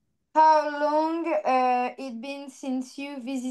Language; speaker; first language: English; non-native, learner; French